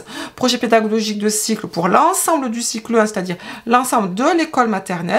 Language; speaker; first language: French; native; French